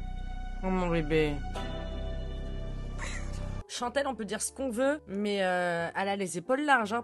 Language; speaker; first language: French; native; French